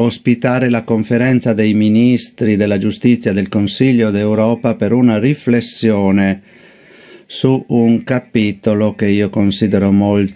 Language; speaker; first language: Italian; native; Italian